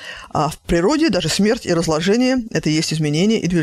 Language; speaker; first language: Russian; native; Russian